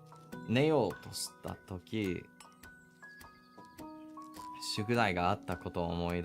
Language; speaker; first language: Japanese; non-native, learner; English